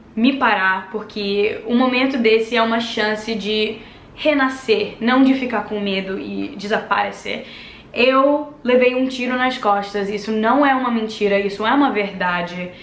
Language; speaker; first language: Portuguese; early bilingual, other home language; English